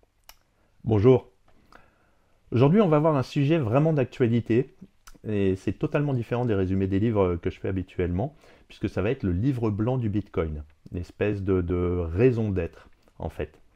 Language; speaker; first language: French; native; French